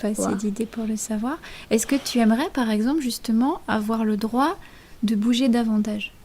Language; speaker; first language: French; native; French